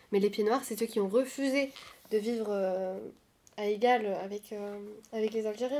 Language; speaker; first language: French; non-native, local second language; Arabic